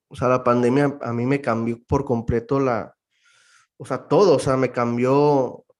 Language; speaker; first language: Spanish; native; Spanish